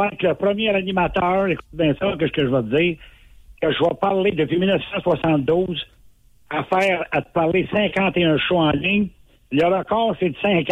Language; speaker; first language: French; native; French